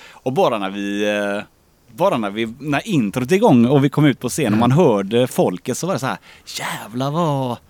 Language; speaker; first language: Swedish; native; Swedish